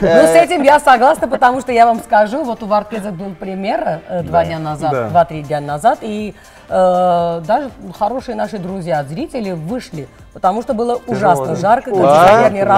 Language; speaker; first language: Russian; non-native, local second language; Armenian